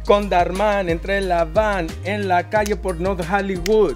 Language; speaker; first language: Spanish; early bilingual, heritage; Spanish